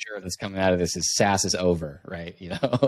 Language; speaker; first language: English; native; English